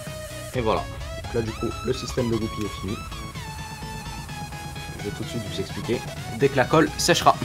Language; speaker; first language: French; native; French